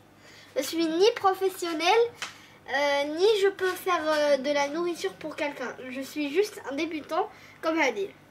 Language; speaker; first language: French; non-native, local second language; Arabic